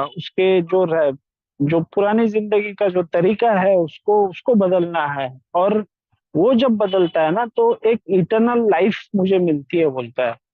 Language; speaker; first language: Hindi; non-native, local second language; Marathi